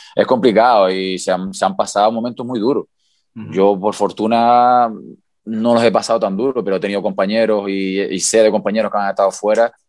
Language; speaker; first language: Spanish; native; Spanish